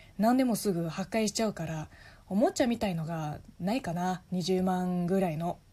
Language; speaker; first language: Japanese; non-native, fluent; Chinese